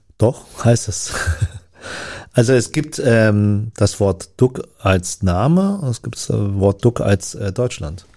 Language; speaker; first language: German; early bilingual, other home language; Vietnamese